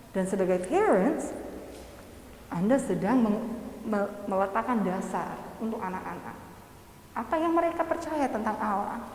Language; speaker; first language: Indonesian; non-native, fluent; English